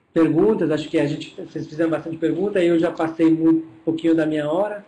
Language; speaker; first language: Portuguese; non-native, fluent; Italian